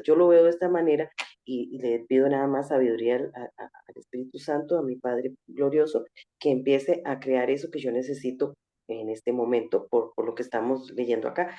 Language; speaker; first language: Spanish; native; Spanish